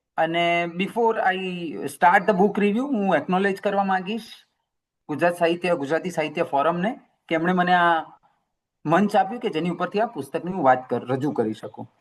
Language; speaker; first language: Gujarati; native; Gujarati